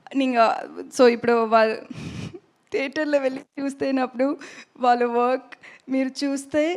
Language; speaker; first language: Telugu; non-native, learner; Tamil